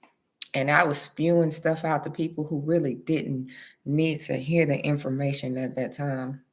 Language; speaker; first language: English; native; English